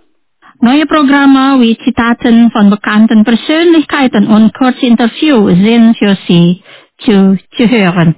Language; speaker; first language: German; non-native, fluent; Indonesian